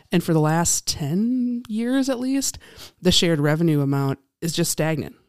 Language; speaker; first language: English; native; English